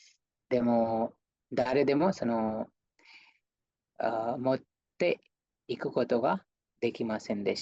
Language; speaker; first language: Japanese; non-native, fluent; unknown